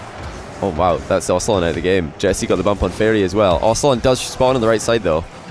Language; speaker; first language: English; native; English